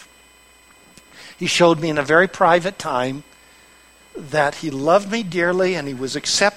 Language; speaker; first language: English; native; English